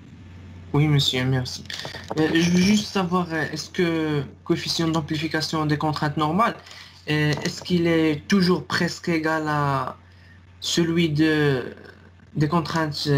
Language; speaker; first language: French; non-native, local second language; Arabic